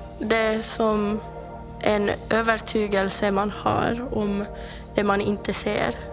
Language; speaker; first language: Swedish; early bilingual, heritage; Swedish